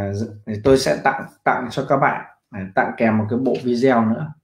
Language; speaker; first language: Vietnamese; native; Vietnamese